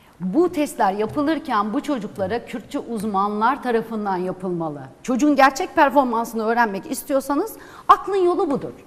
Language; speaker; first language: Turkish; non-native, local second language; Kurdish